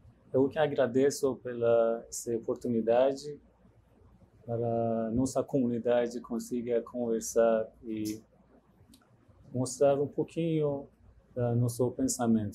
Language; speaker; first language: Portuguese; non-native, fluent; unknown